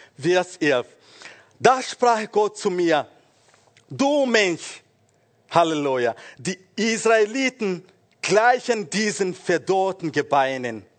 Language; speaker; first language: German; non-native, fluent; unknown